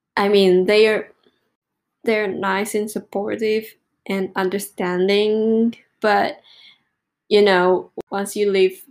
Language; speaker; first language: English; non-native, fluent; Japanese